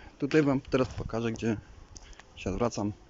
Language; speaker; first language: Polish; native; Polish